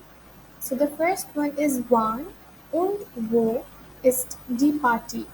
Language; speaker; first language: German; non-native, fluent; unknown